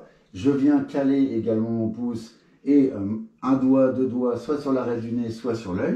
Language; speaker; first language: French; native; French